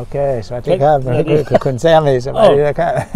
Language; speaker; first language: Thai; non-native, fluent; English